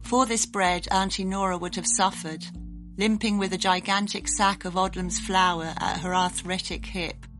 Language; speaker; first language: English; native; English